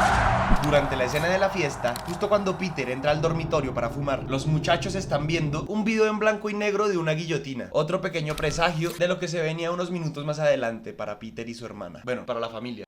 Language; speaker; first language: Spanish; native; Spanish